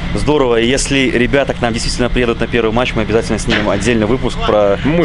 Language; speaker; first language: Russian; native; Russian